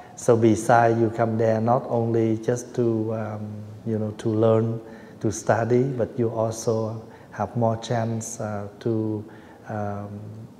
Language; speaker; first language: English; non-native, fluent; Vietnamese